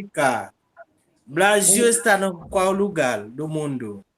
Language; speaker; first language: Portuguese; non-native, local second language; Haitian Creole